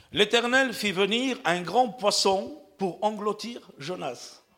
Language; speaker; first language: French; native; French